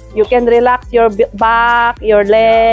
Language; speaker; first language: English; non-native, local second language; Filipino